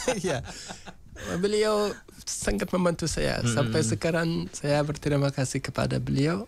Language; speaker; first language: Indonesian; non-native, learner; Hausa